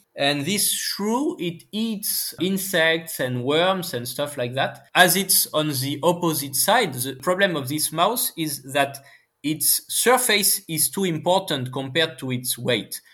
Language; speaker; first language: English; non-native, fluent; French